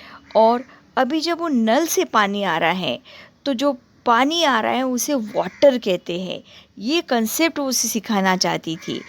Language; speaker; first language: Hindi; native; Hindi